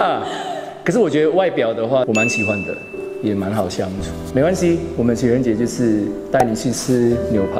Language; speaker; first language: Chinese; non-native, fluent; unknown